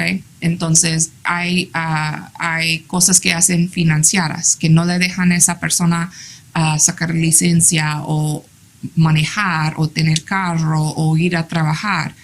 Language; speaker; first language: Spanish; early bilingual, heritage; English